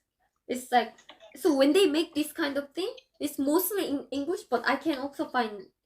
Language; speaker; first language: English; non-native, fluent; Korean